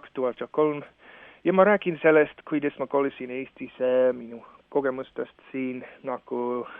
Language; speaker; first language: Estonian; non-native, fluent; English